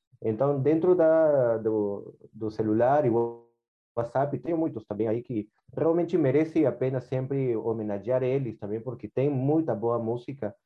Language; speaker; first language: Portuguese; non-native, fluent; Spanish